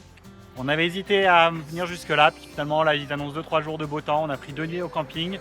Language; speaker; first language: French; native; French